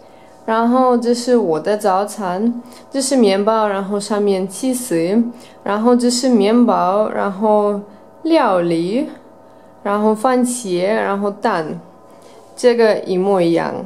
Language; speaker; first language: Chinese; non-native, fluent; Russian